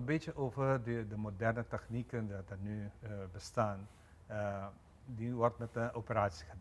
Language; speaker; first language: Dutch; non-native, local second language; Papiamento